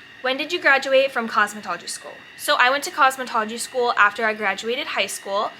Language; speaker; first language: English; native; English